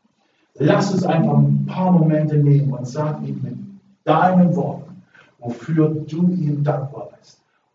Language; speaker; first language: German; native; German